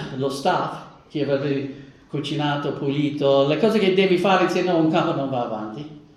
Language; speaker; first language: Italian; non-native, fluent; English